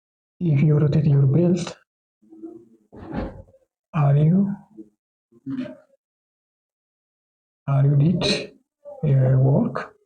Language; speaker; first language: English; non-native, local second language; Oromo